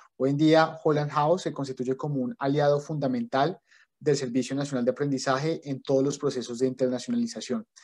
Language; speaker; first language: Spanish; native; Spanish